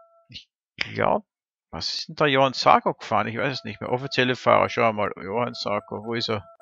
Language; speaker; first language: German; native; German